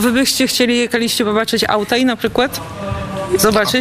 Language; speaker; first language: Polish; non-native, local second language; Belarusian